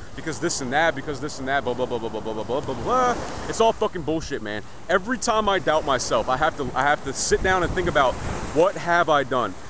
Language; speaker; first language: English; native; English